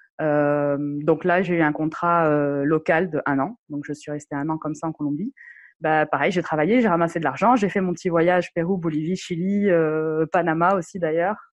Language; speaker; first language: French; non-native, local second language; Arabic